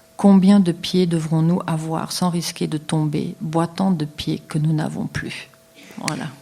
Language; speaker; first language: French; non-native, local second language; Luxembourgish